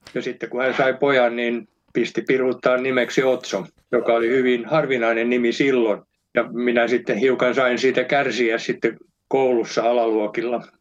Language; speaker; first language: Finnish; native; Finnish